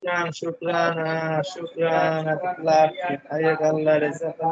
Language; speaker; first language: Arabic; non-native, learner; Bangla